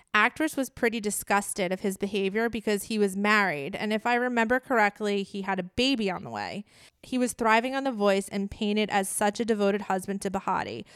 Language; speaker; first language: English; native; English